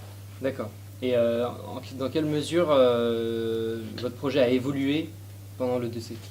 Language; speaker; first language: French; native; French